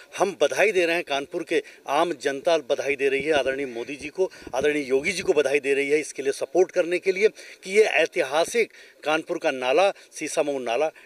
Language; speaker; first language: Hindi; native; Hindi